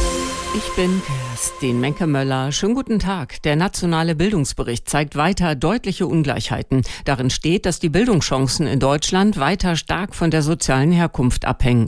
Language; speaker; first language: German; native; German